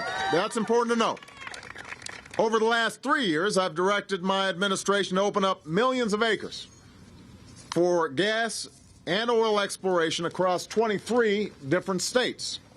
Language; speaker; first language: English; native; English